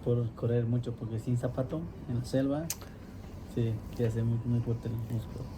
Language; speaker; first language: Spanish; non-native, local second language; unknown